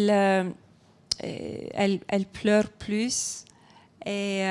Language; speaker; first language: French; non-native, fluent; Icelandic